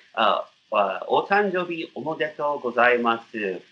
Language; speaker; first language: Japanese; non-native, learner; English